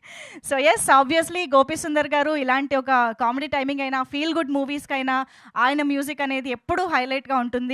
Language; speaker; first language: Telugu; native; Telugu